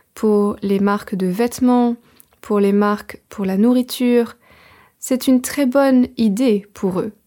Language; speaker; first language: French; native; French